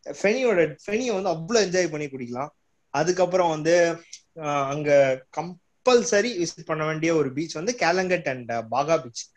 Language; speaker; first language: Tamil; native; Tamil